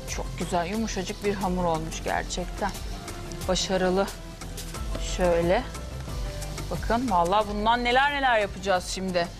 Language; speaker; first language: Turkish; native; Turkish